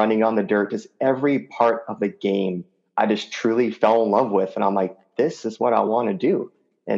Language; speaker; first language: English; native; English